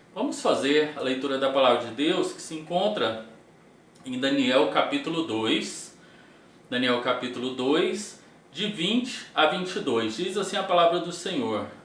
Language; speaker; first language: Portuguese; native; Portuguese